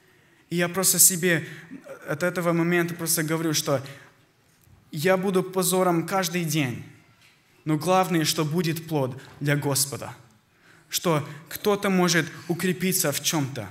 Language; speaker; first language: Russian; early bilingual, heritage; Russian